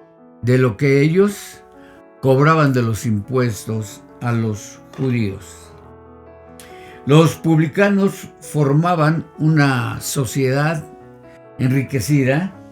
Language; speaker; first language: Spanish; native; Spanish